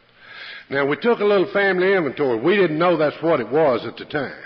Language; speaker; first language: English; native; English